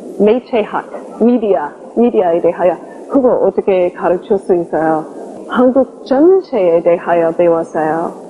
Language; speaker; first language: Korean; non-native, learner; English